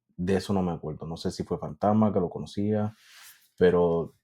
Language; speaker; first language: Spanish; early bilingual, heritage; Spanish